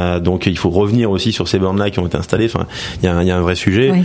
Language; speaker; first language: French; native; French